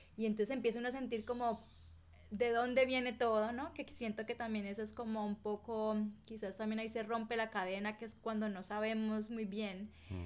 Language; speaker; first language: Spanish; native; Spanish